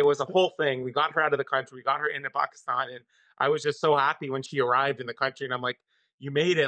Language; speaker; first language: English; non-native, local second language; Urdu